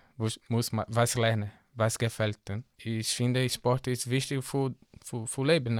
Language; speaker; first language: German; non-native, learner; Portuguese